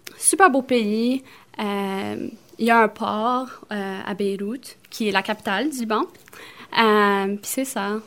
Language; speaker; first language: French; early bilingual, other home language; Arabic